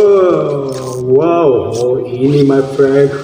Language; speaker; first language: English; non-native, learner; Indonesian